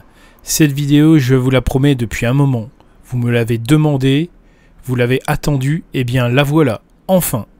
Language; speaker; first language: French; native; French